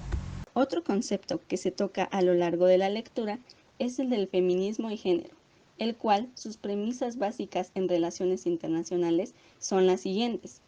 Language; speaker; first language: Spanish; native; Spanish